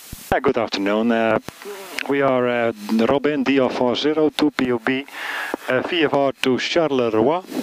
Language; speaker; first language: English; non-native, fluent; Dutch